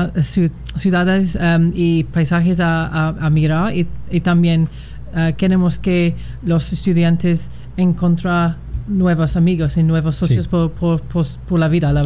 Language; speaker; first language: Spanish; non-native, fluent; English